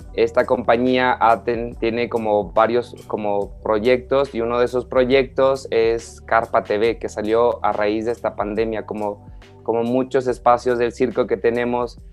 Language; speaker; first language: Spanish; native; Spanish